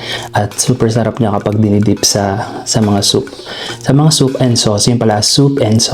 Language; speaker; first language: Filipino; native; Filipino